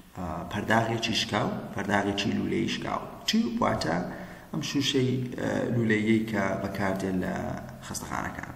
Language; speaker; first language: English; non-native, fluent; Central Kurdish